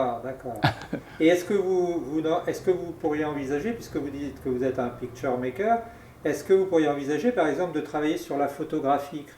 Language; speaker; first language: French; native; French